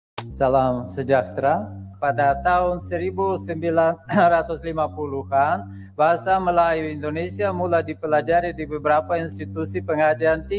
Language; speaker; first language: Indonesian; non-native, fluent; Russian